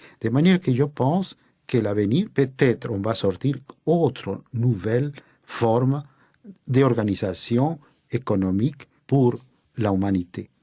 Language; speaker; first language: French; non-native, fluent; Spanish